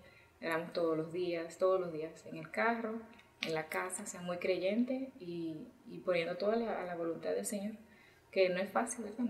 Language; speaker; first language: Spanish; early bilingual, heritage; Spanish